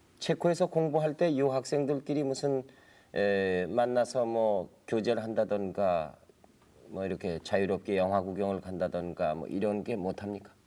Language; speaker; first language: Korean; native; Korean